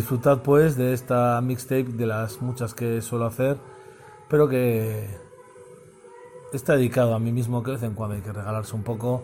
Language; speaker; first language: Spanish; native; Spanish